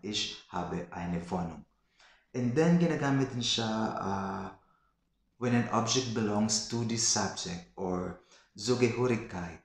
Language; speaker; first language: German; non-native, learner; Filipino